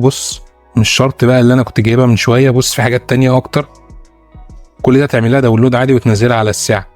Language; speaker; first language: Arabic; native; Arabic